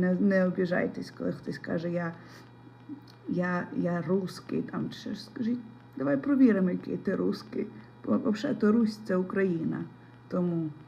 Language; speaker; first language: Ukrainian; non-native, local second language; Russian